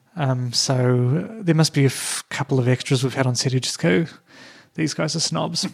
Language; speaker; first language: English; native; English